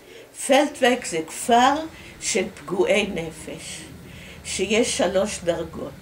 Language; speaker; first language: Hebrew; early bilingual, other home language; Dutch